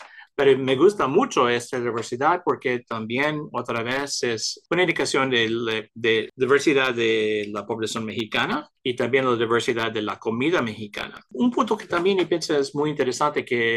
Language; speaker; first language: Spanish; early bilingual, heritage; Spanish